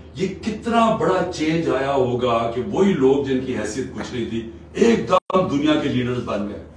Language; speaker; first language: Urdu; native; Urdu